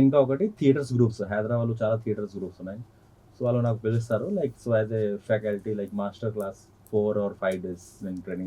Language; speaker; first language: Telugu; non-native, local second language; Hindi